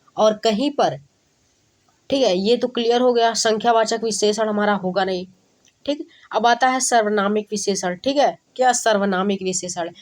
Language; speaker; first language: Hindi; native; Hindi